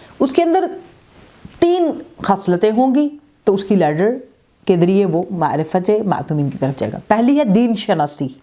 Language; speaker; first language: Urdu; native; Urdu